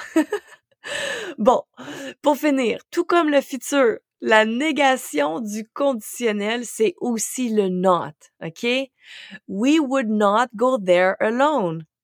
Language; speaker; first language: French; native; French